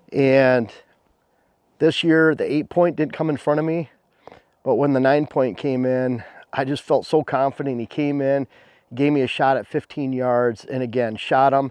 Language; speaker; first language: English; native; English